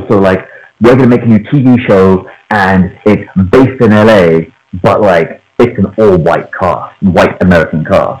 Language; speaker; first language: English; non-native, local second language; Punjabi